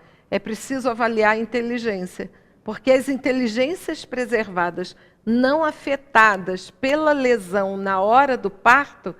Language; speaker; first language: Portuguese; native; Portuguese